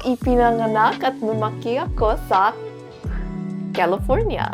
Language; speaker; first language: Filipino; early bilingual, heritage; Filipino